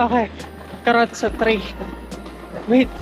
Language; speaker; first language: English; non-native, local second language; Filipino